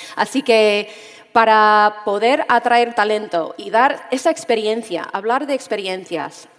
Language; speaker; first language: Spanish; early bilingual, heritage; Spanish